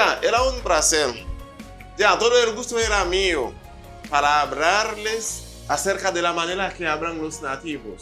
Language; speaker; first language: Spanish; non-native, fluent; Haitian Creole